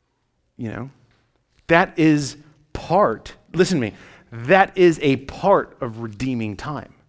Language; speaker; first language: English; native; English